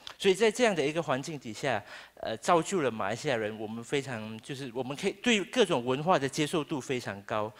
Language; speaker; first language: Chinese; native; Chinese